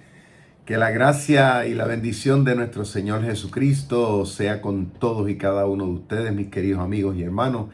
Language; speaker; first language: Spanish; native; Spanish